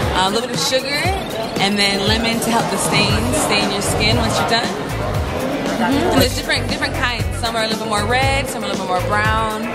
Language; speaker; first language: English; native; English